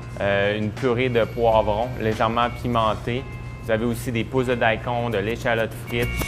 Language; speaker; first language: French; native; French